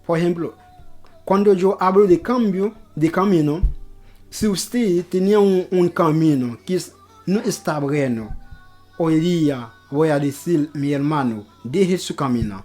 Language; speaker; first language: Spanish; non-native, local second language; Haitian Creole